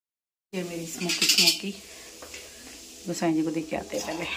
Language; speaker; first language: Hindi; native; Hindi